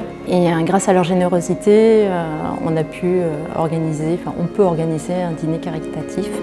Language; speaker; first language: French; native; French